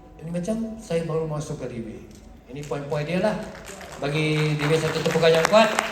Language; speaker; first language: Malay; non-native, local second language; Chinese